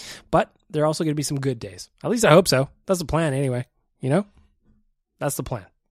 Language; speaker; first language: English; native; English